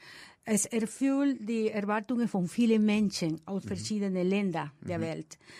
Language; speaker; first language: German; non-native, fluent; Spanish